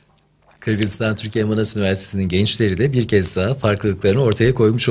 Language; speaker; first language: Turkish; native; Turkish